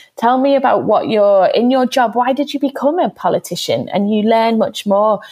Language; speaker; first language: English; native; English